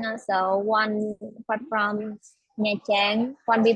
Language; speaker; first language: English; non-native, learner; Vietnamese